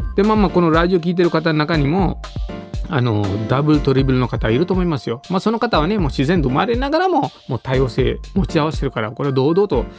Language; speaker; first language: Japanese; non-native, fluent; Sinhala